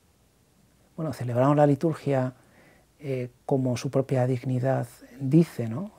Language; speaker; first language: Spanish; native; Spanish